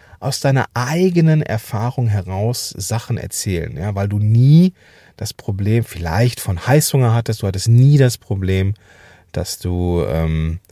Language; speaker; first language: German; native; German